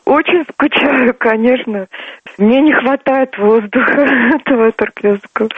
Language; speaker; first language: Russian; non-native, local second language; Turkmen